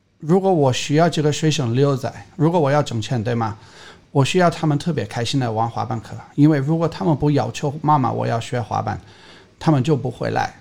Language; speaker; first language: Chinese; non-native, fluent; English